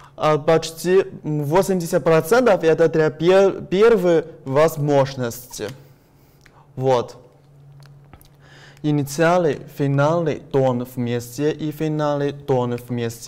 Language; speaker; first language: Russian; non-native, learner; Chinese